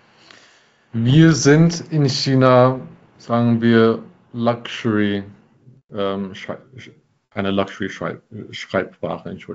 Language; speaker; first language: German; non-native, fluent; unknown